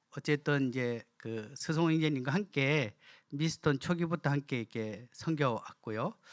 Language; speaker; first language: Korean; native; Korean